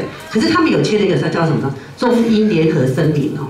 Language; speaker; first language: Chinese; non-native, local second language; Min Nan Chinese